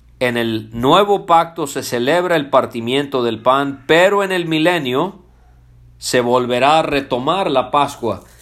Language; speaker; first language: Spanish; early bilingual, other home language; English